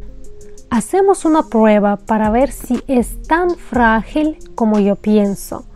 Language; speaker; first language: Spanish; non-native, fluent; Russian